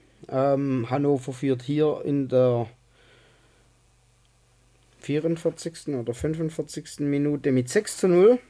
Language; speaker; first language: German; native; German